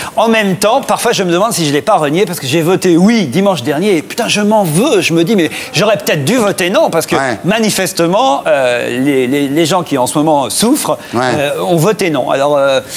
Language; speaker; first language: French; native; French